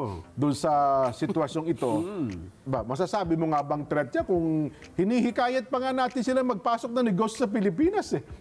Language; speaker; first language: Filipino; native; Filipino